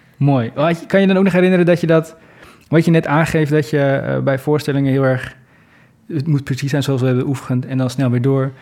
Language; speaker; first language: Dutch; native; Dutch